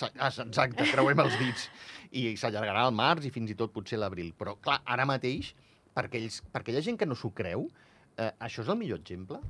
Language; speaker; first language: Catalan; native; Catalan